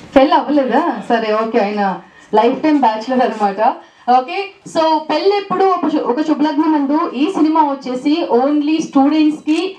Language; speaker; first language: Telugu; native; Telugu